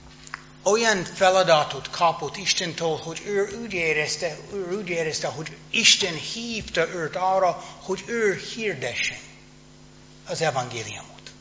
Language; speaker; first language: Hungarian; non-native, fluent; English